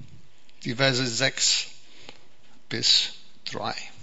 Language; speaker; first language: German; non-native, fluent; English